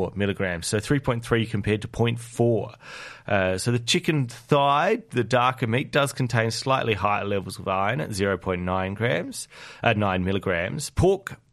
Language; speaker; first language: English; native; English